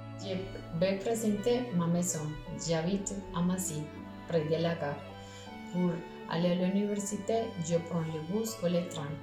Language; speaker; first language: French; non-native, learner; Spanish